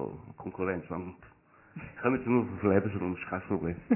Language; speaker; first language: German; non-native, learner; Italian